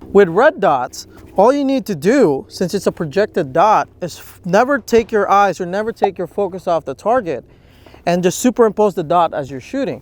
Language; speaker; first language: English; native; English